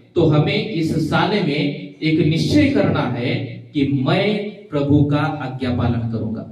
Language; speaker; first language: Hindi; non-native, local second language; Marathi